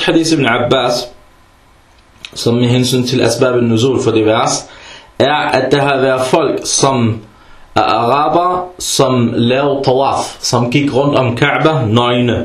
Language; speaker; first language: Danish; early bilingual, other home language; Arabic